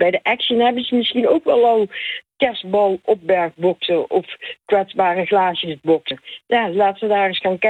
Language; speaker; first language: Dutch; native; Dutch